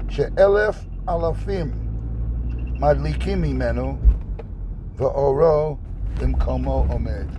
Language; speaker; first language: Hebrew; non-native, fluent; English